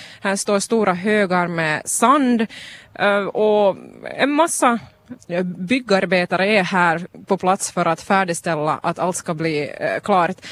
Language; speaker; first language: Swedish; native; Swedish